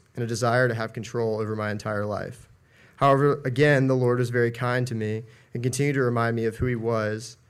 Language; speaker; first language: English; native; English